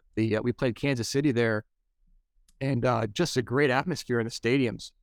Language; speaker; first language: English; native; English